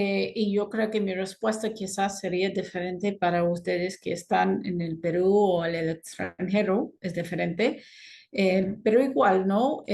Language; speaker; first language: Spanish; non-native, fluent; English